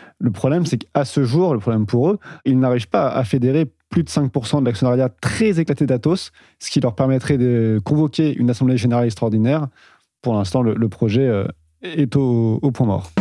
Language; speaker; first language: French; native; French